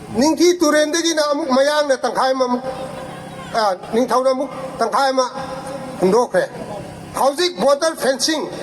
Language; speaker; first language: Manipuri; non-native, local second language; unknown